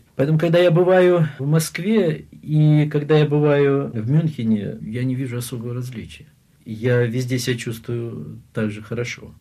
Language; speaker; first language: Russian; non-native, local second language; German